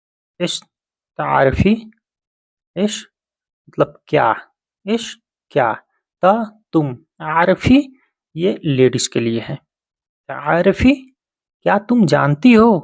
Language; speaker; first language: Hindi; native; Hindi